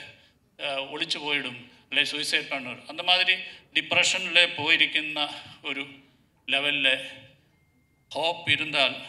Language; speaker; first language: Tamil; non-native, learner; Malayalam